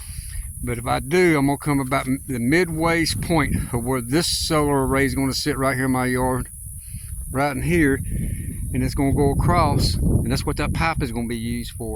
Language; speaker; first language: English; native; English